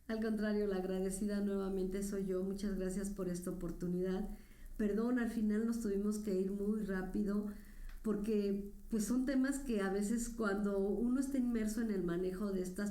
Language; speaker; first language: Spanish; native; Spanish